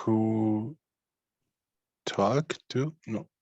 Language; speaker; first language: English; non-native, learner; Spanish